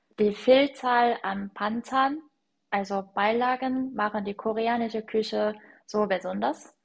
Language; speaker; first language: German; non-native, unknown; Korean